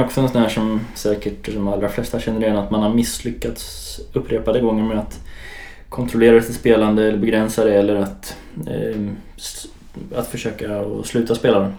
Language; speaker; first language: Swedish; native; Swedish